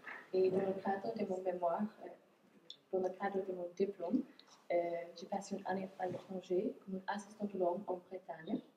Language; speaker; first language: French; non-native, fluent; English